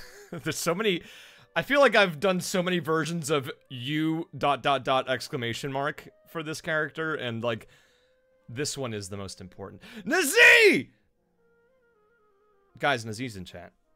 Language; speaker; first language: English; early bilingual, other home language; Spanish